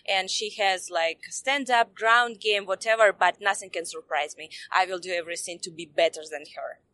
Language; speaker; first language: English; non-native, fluent; Russian